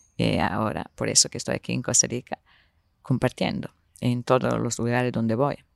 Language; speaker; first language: Spanish; non-native, fluent; Italian